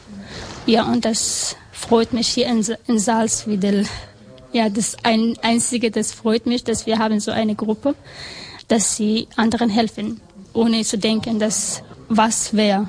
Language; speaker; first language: German; non-native, learner; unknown